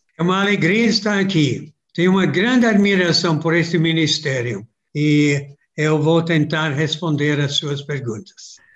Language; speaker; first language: Portuguese; non-native, fluent; English